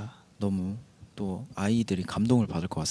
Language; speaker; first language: Korean; native; Korean